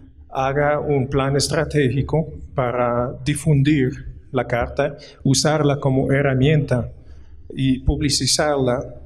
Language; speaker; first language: Spanish; non-native, fluent; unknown